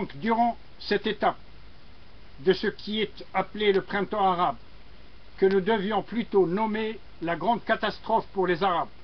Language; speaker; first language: French; non-native, local second language; Arabic